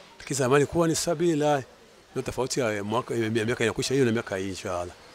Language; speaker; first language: Swahili; native; Swahili